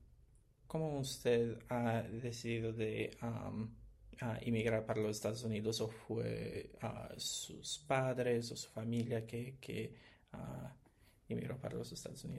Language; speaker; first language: Spanish; non-native, learner; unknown